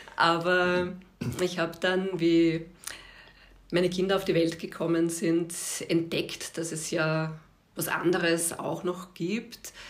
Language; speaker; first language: German; native; German